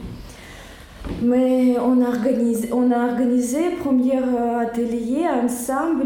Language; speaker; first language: French; non-native, learner; Russian